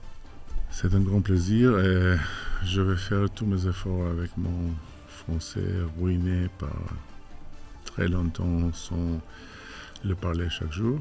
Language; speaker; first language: French; non-native, fluent; Albanian